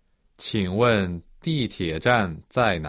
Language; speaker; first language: Chinese; non-native, learner; Portuguese